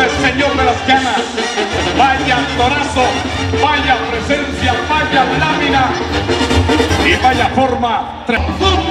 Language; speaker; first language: Spanish; native; Spanish